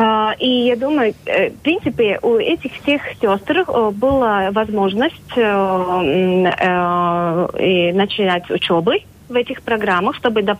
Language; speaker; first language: Russian; non-native, local second language; Latvian